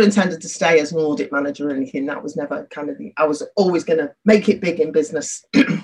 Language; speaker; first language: English; native; English